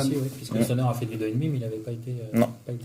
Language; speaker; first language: French; native; French